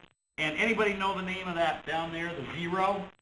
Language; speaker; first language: English; native; English